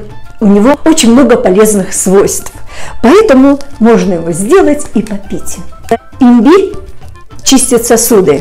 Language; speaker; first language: Russian; native; Russian